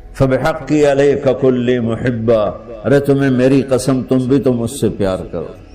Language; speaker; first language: Urdu; non-native, local second language; Punjabi